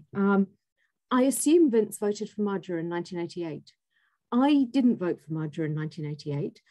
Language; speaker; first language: English; native; English